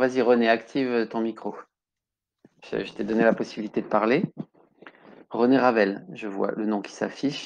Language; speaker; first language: French; native; French